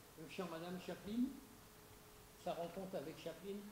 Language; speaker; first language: French; native; French